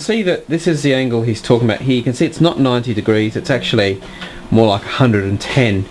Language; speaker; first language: English; native; English